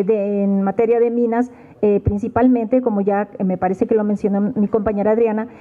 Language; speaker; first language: Spanish; native; Spanish